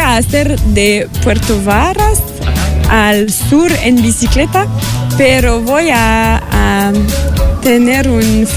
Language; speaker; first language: Spanish; non-native, learner; French